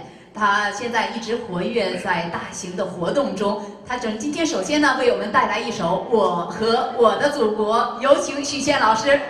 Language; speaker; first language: Chinese; native; Chinese